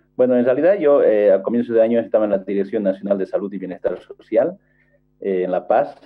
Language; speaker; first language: Spanish; native; Spanish